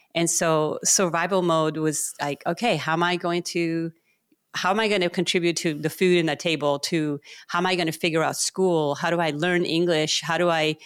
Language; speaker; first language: English; non-native, fluent; Spanish